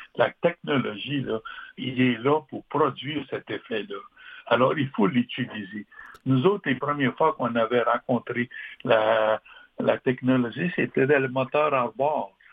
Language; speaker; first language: French; non-native, local second language; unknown